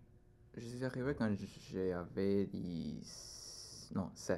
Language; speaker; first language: French; non-native, learner; Spanish